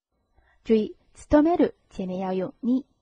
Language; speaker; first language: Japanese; non-native, fluent; Chinese